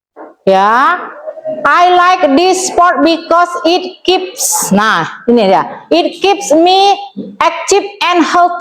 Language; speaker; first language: English; non-native, learner; Indonesian